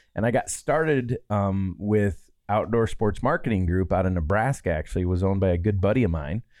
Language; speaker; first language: English; native; English